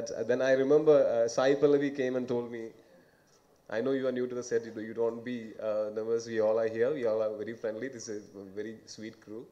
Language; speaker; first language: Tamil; non-native, learner; Malayalam